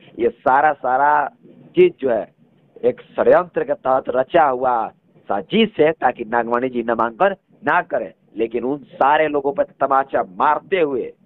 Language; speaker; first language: Hindi; native; Hindi